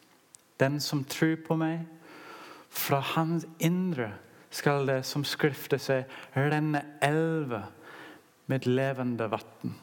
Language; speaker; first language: Norwegian; non-native, learner; English